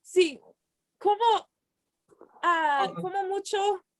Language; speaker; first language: Spanish; non-native, learner; English